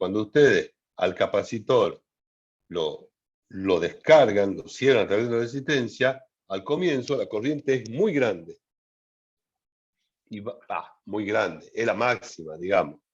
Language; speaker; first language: Spanish; native; Spanish